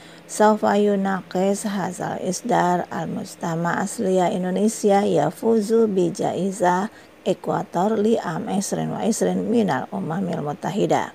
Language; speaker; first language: Arabic; non-native, fluent; Indonesian